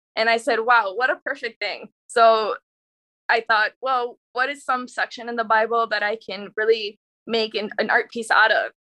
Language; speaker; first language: English; early bilingual, other home language; Spanish